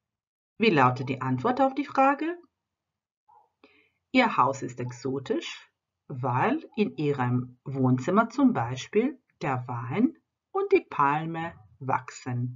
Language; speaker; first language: German; non-native, fluent; Croatian